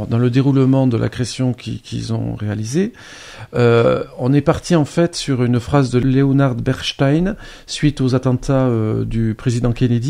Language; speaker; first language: French; native; French